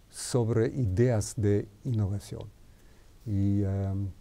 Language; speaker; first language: Spanish; non-native, fluent; Hebrew